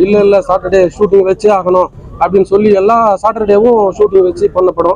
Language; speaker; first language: Tamil; native; Tamil